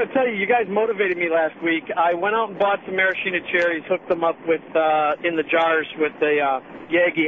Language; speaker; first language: English; native; English